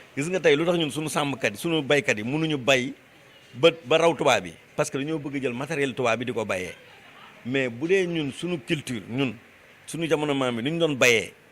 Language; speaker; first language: Wolof; non-native, local second language; Fula